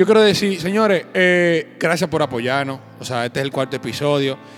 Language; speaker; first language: Spanish; native; Spanish